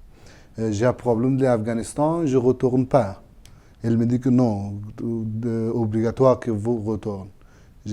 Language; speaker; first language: French; non-native, learner; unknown